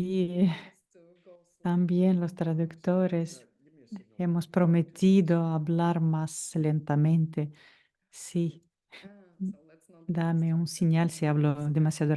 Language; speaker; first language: Spanish; non-native, fluent; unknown